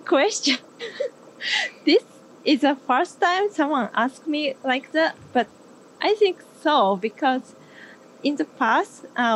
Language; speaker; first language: English; non-native, learner; Japanese